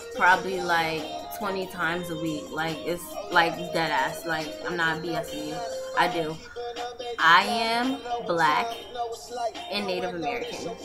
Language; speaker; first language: English; native; English